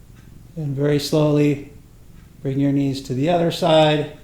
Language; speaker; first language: English; native; English